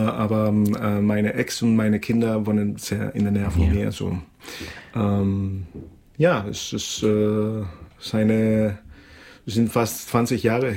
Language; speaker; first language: German; non-native, fluent; Spanish